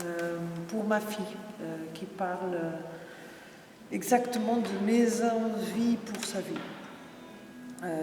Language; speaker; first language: French; non-native, fluent; Portuguese